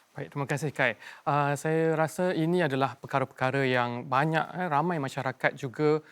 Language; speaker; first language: Malay; native; Malay